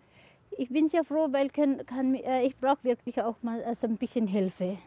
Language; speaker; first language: German; non-native, learner; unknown